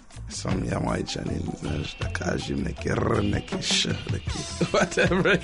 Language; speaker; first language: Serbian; non-native, learner; English